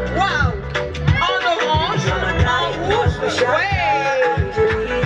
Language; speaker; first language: French; non-native, local second language; Rundi